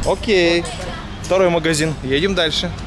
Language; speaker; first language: Russian; native; Russian